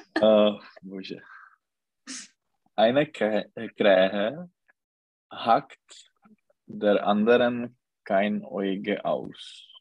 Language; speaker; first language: German; non-native, learner; Czech